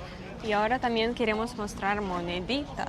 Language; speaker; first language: Spanish; non-native, fluent; Russian